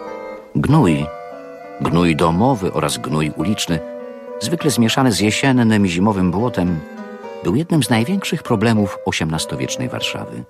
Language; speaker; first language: Polish; native; Polish